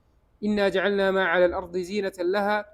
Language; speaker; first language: Arabic; native; Arabic